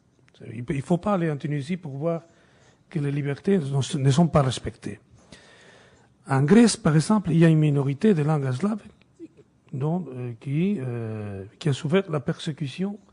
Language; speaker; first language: French; non-native, fluent; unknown